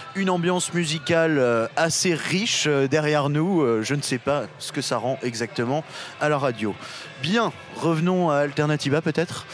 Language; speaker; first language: French; native; French